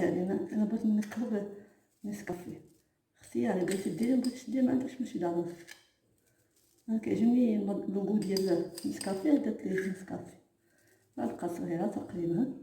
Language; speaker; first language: Arabic; native; Arabic